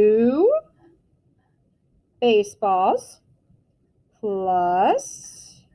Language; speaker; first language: English; native; English